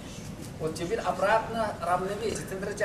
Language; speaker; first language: Russian; non-native, learner; Chinese